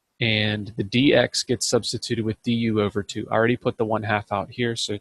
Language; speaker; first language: English; native; English